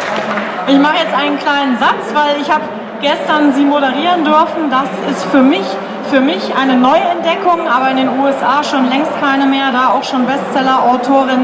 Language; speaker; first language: German; native; German